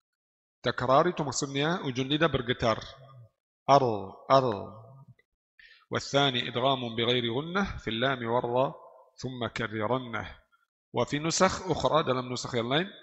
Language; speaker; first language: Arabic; non-native, fluent; Indonesian